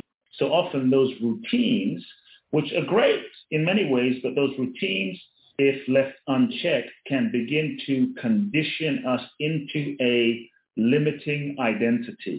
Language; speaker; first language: English; native; English